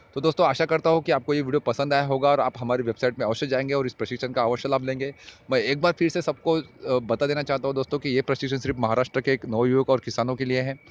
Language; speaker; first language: Hindi; non-native, local second language; Marathi